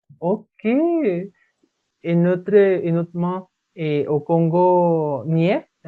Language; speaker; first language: French; non-native, learner; Spanish